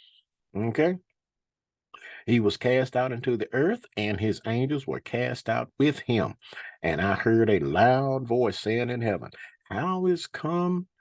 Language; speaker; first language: English; native; English